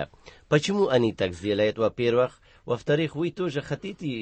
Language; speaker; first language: Russian; non-native, learner; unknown